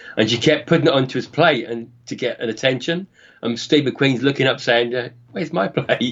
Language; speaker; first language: English; native; English